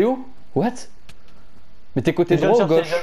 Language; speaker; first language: French; native; French